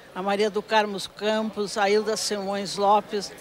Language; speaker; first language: Portuguese; native; Portuguese